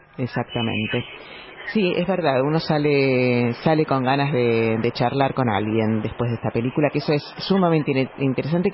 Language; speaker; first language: Spanish; native; Spanish